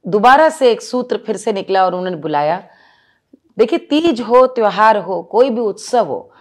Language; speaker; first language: Hindi; native; Hindi